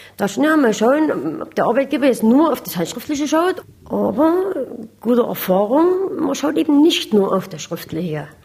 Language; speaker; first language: German; native; German